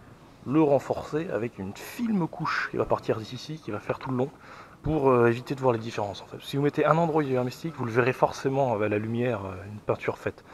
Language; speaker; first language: French; native; French